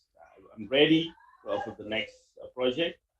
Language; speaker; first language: English; non-native, learner; Indonesian